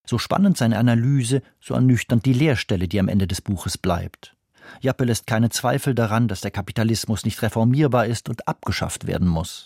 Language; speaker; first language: German; native; German